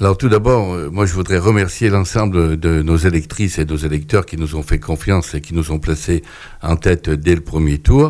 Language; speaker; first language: French; native; French